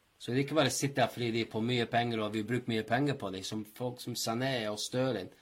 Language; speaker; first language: Norwegian; non-native, fluent; English